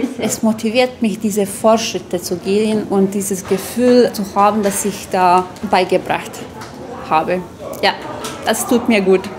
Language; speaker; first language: German; non-native, fluent; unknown